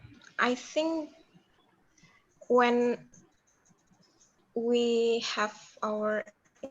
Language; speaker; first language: English; non-native, learner; Indonesian